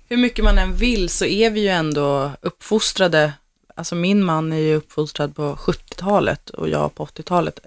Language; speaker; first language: Swedish; native; Swedish